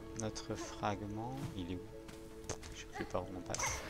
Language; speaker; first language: French; native; French